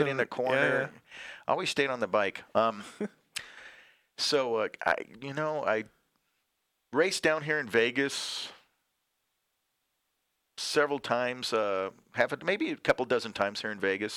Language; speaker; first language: English; native; English